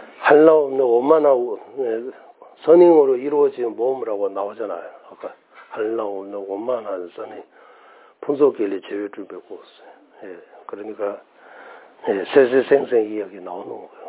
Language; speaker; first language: Korean; non-native, fluent; Tibetan